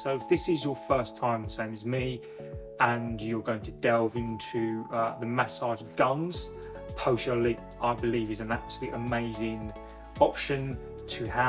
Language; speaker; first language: English; native; English